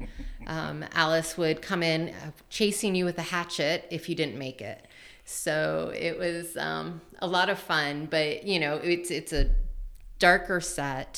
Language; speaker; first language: English; native; English